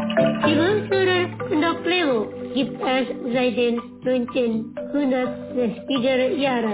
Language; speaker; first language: German; non-native, fluent; Indonesian